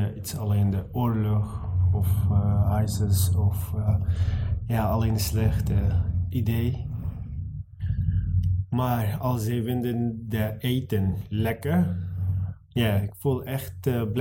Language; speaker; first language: Dutch; non-native, learner; Arabic